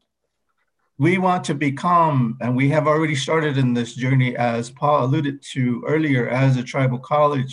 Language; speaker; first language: English; early bilingual, other home language; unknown